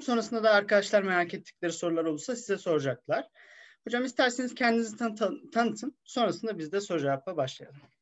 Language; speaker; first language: Turkish; native; Turkish